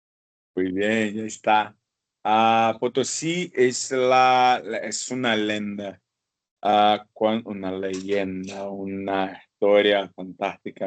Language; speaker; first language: Spanish; non-native, fluent; Portuguese